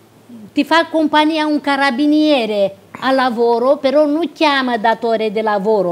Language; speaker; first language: Italian; non-native, local second language; Romanian